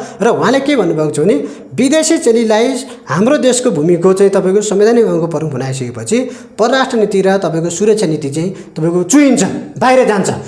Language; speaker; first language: Nepali; native; Nepali